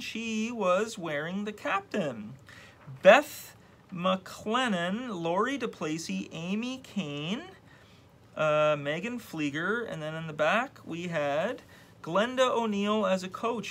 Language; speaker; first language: English; native; English